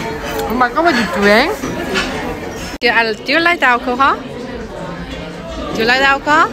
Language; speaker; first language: English; non-native, learner; Chinese